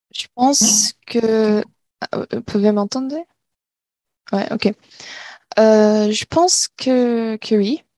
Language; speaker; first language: French; non-native, learner; Portuguese